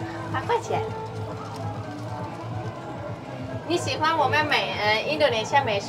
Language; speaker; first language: Chinese; non-native, learner; Indonesian